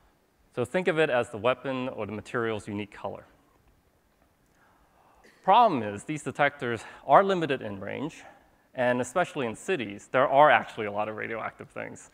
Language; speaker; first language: English; native; English